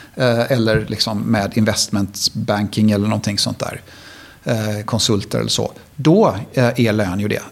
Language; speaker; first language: Swedish; native; Swedish